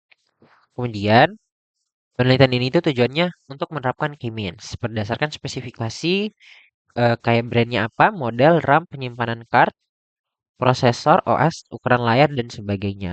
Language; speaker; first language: Indonesian; native; Indonesian